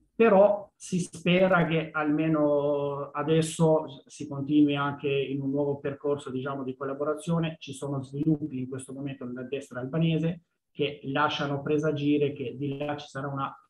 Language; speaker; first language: Italian; non-native, fluent; Albanian